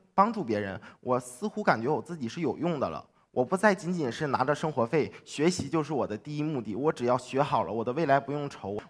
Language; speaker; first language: Chinese; native; Chinese